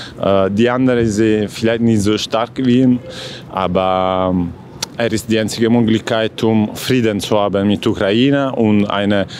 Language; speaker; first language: German; non-native, learner; Russian